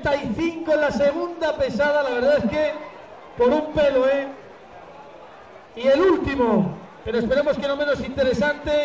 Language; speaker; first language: Spanish; native; Spanish